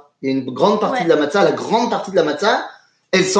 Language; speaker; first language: French; native; French